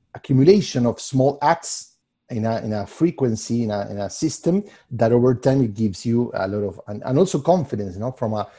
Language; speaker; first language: English; non-native, fluent; Spanish